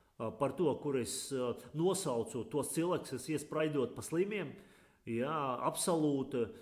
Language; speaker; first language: Latvian; non-native, local second language; Russian